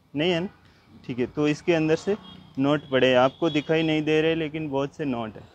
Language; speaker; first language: Hindi; native; Hindi